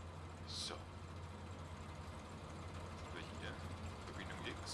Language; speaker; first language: German; native; German